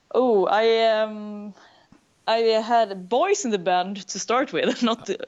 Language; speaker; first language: English; non-native, fluent; Swedish